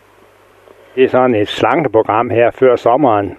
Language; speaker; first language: Danish; native; Danish